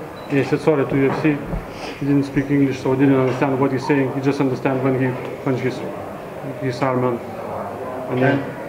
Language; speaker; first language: English; non-native, learner; Russian